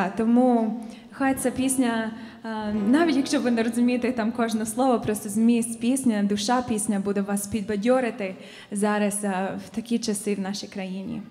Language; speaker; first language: Ukrainian; non-native, fluent; English